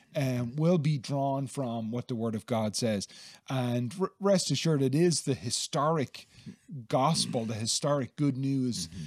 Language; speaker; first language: English; native; English